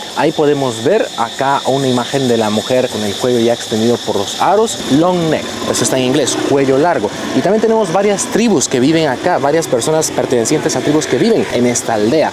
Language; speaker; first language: Spanish; native; Spanish